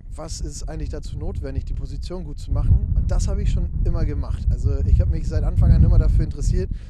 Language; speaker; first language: German; native; German